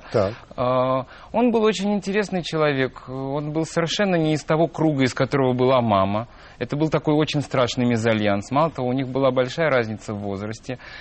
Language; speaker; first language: Russian; native; Russian